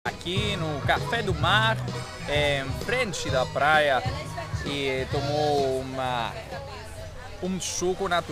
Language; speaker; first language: Portuguese; non-native, learner; Greek